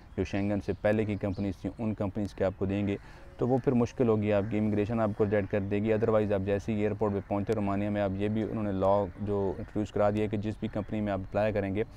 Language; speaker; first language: Urdu; non-native, local second language; Punjabi